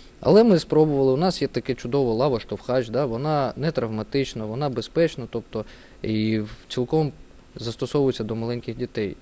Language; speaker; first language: Ukrainian; non-native, local second language; Russian